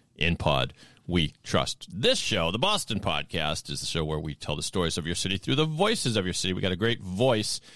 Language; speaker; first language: English; native; English